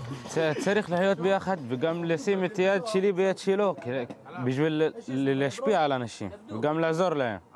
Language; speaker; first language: Hebrew; non-native, local second language; Arabic